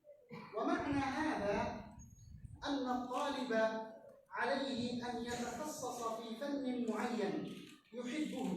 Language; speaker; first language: Arabic; native; Arabic